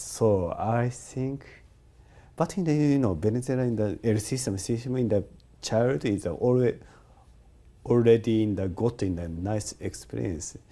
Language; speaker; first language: English; non-native, learner; Japanese